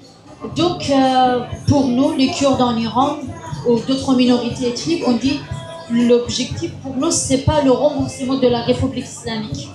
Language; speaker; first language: French; non-native, fluent; Kurdish